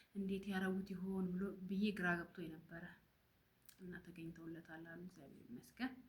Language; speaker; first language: Amharic; native; Amharic